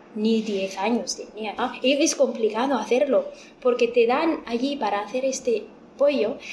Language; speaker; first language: Spanish; non-native, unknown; Amharic